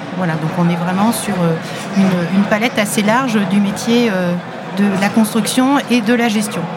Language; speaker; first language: French; native; French